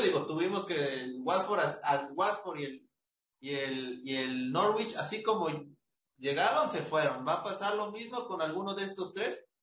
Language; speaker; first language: Spanish; native; Spanish